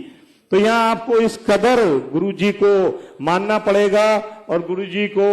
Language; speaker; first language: Hindi; native; Hindi